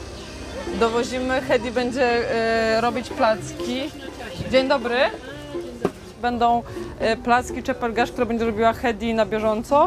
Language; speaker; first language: Polish; non-native, local second language; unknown